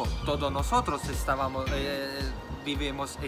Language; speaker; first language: Spanish; non-native, fluent; Italian